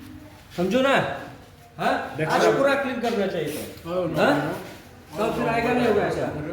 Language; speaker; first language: Hindi; non-native, local second language; Khasi